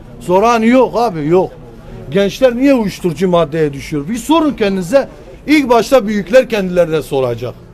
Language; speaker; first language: Turkish; non-native, local second language; Kurdish